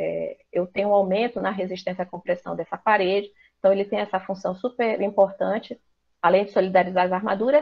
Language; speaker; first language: Portuguese; native; Portuguese